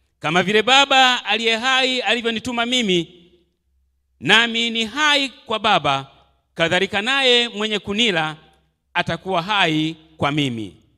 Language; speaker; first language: Swahili; native; Swahili